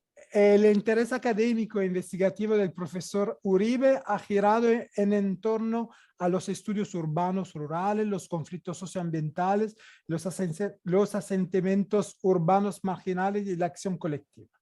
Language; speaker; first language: Spanish; non-native, fluent; Italian